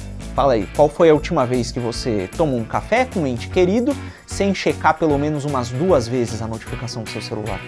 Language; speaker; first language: Portuguese; native; Portuguese